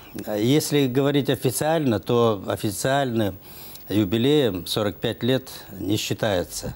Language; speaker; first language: Russian; native; Russian